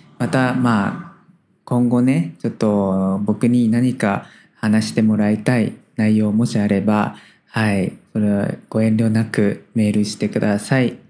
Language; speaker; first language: Japanese; native; Japanese